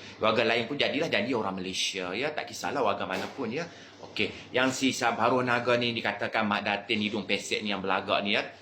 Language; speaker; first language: Malay; native; Malay